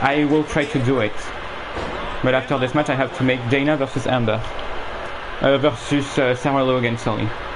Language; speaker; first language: English; non-native, fluent; French